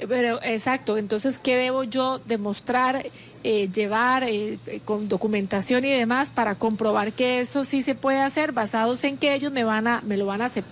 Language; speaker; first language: Spanish; native; Spanish